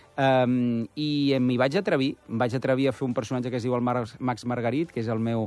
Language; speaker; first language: Catalan; native; Catalan